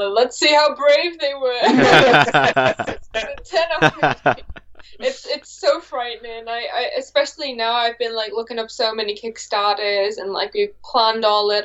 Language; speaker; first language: English; native; English